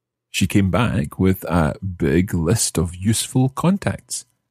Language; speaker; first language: English; native; English